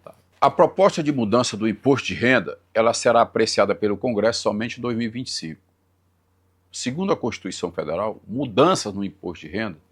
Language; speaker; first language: Portuguese; native; Portuguese